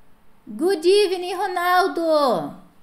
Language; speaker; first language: English; non-native, fluent; Portuguese